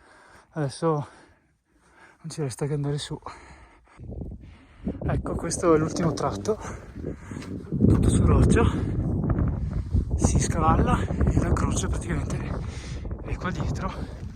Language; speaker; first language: Italian; native; Italian